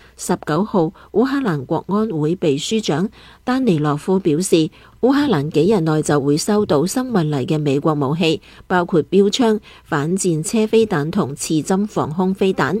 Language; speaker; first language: Chinese; non-native, local second language; Cantonese